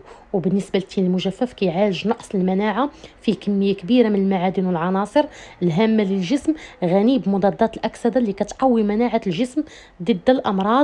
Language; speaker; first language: Arabic; native; Arabic